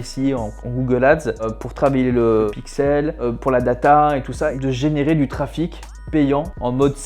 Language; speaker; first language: French; native; French